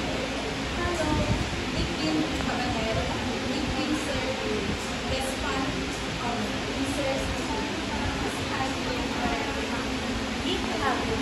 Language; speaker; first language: German; non-native, learner; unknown